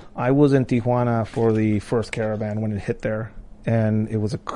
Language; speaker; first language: English; non-native, fluent; Spanish